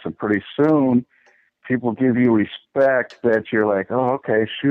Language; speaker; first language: English; native; English